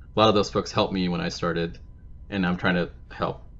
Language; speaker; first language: English; native; English